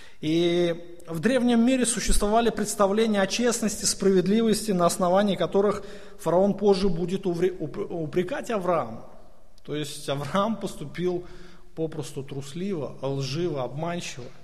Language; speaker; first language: Russian; native; Russian